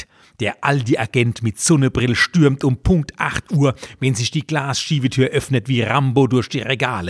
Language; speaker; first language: German; native; German